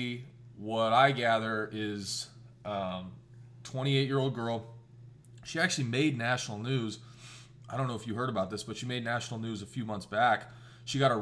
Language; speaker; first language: English; native; English